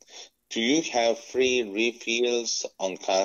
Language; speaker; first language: English; non-native, learner; Korean